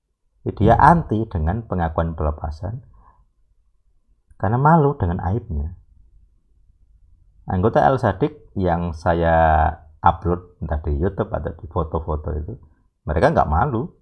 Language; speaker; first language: Indonesian; native; Indonesian